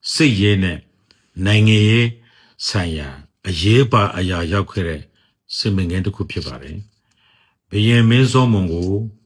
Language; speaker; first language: Burmese; non-native, local second language; Rohingya